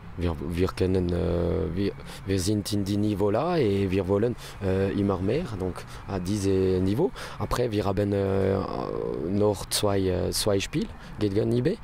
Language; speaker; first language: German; non-native, learner; French